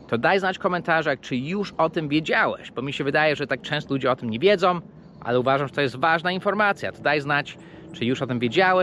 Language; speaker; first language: Polish; non-native, fluent; English